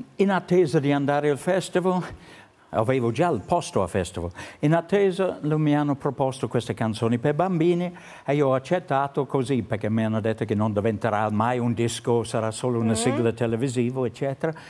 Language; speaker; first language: Italian; non-native, fluent; English